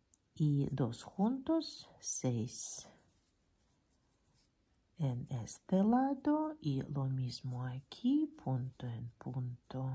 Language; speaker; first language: Spanish; non-native, fluent; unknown